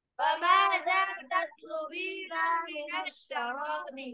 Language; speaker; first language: Arabic; non-native, learner; Bangla